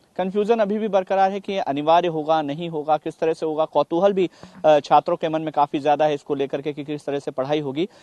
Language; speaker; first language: Hindi; native; Hindi